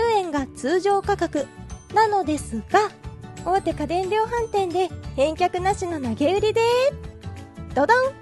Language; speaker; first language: Japanese; native; Japanese